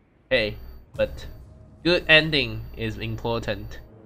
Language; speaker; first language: English; non-native, learner; Chinese